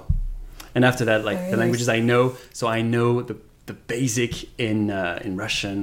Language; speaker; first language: English; non-native, fluent; Japanese